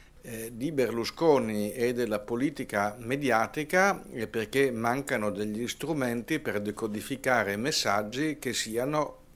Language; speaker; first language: Italian; native; Italian